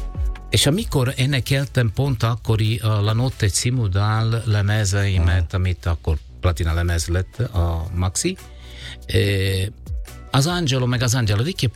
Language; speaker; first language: Hungarian; non-native, learner; Italian